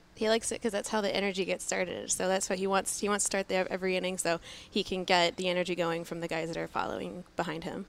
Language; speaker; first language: English; early bilingual, other home language; Spanish